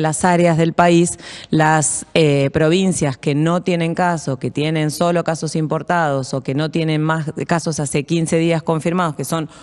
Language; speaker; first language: Spanish; native; Spanish